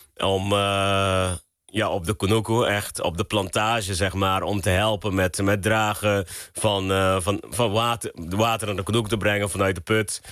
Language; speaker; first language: Dutch; non-native, local second language; Papiamento